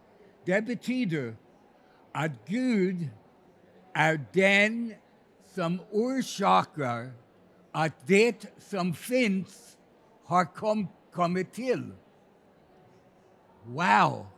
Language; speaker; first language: Swedish; non-native, fluent; English